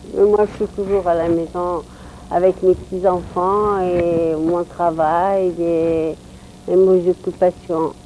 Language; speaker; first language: French; non-native, local second language; Arabic